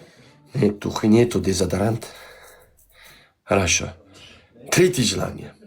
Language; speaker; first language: Russian; non-native, learner; Turkmen